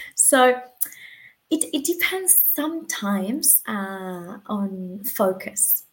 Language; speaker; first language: English; non-native, fluent; Spanish